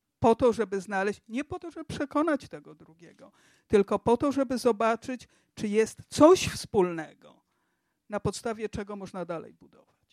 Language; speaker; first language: Polish; native; Polish